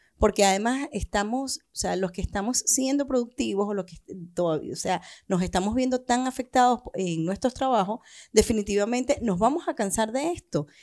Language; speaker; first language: Spanish; native; Spanish